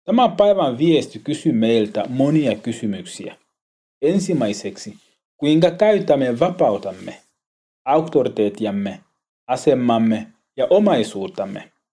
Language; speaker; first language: Finnish; non-native, learner; Swahili